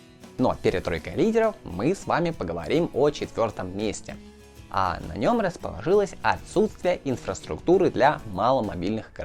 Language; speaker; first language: Russian; native; Russian